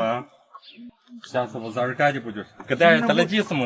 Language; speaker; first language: Russian; non-native, learner; Chinese